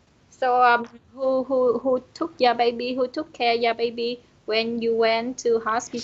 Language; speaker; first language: English; non-native, learner; Vietnamese